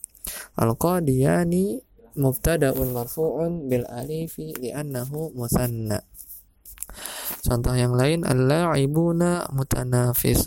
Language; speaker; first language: Arabic; non-native, fluent; Indonesian